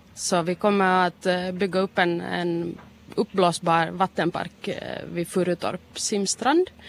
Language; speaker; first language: Swedish; native; Swedish